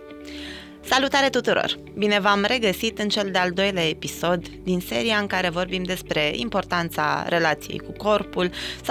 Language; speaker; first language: Romanian; native; Romanian